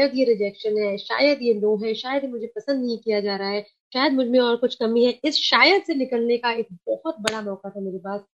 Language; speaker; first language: Hindi; non-native, local second language; Sindhi